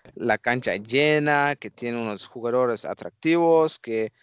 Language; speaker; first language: Spanish; non-native, fluent; Dutch